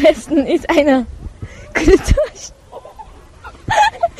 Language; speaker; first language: German; non-native, learner; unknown